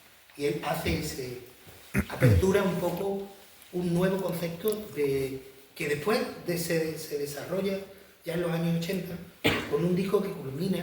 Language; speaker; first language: Spanish; native; Spanish